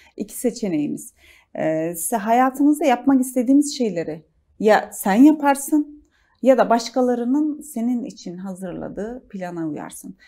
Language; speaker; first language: Turkish; native; Turkish